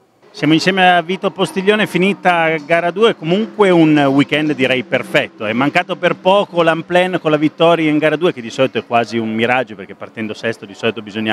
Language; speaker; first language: Italian; native; Italian